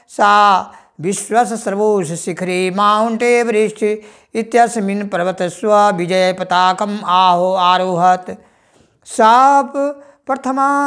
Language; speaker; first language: Hindi; native; Hindi